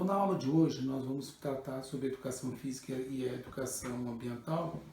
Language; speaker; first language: Portuguese; native; Portuguese